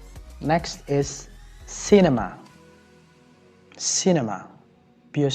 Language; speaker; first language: English; non-native, fluent; Indonesian